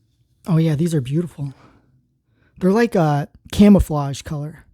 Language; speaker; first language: English; native; English